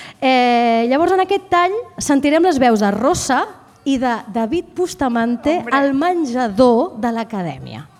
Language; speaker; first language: Catalan; native; Catalan